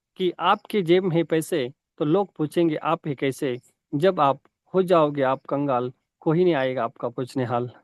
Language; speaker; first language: Hindi; non-native, local second language; Marathi